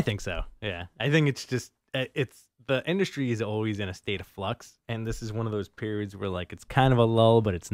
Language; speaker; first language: English; native; English